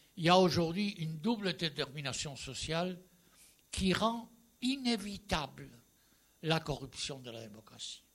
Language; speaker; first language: French; non-native, fluent; Spanish